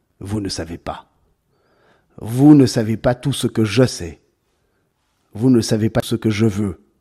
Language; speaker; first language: French; native; French